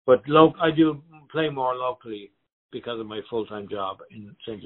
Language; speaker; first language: English; native; English